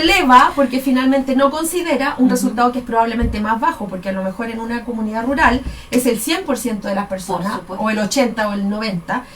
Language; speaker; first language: Spanish; native; Spanish